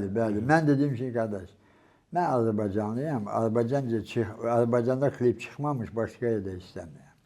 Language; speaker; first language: Azerbaijani; non-native, local second language; Georgian